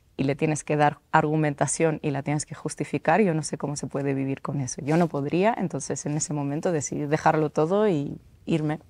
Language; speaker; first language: Spanish; non-native, fluent; Russian